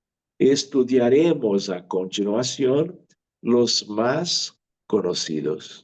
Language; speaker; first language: Spanish; non-native, fluent; Portuguese